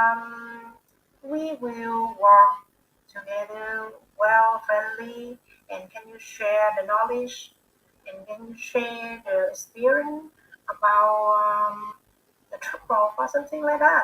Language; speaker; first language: English; non-native, learner; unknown